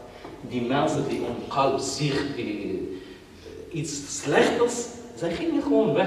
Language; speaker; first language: Dutch; non-native, fluent; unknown